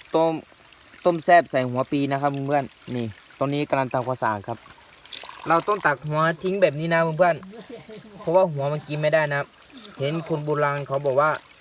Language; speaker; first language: Thai; non-native, local second language; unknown